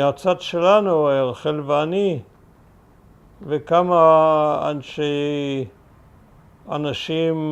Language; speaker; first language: Hebrew; early bilingual, other home language; German